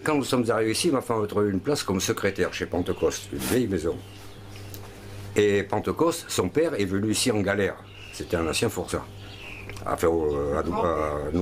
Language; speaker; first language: French; native; French